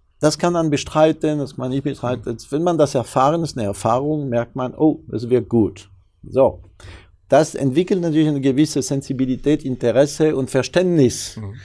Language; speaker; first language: German; non-native, fluent; French